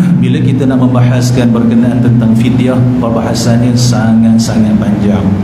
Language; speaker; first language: Malay; native; Malay